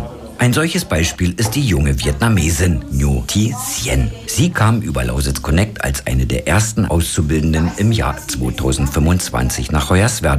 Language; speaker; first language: German; native; German